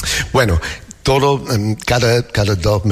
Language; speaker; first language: Spanish; non-native, learner; English